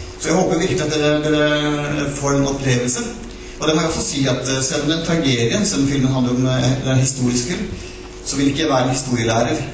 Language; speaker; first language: Norwegian; non-native, local second language; Northern Sami